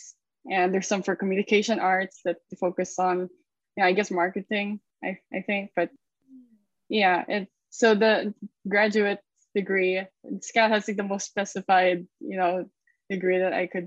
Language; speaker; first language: English; non-native, local second language; Filipino